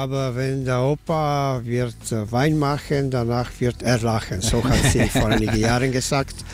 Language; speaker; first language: German; non-native, learner; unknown